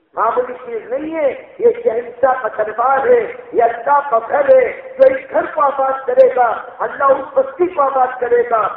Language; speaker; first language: Urdu; native; Urdu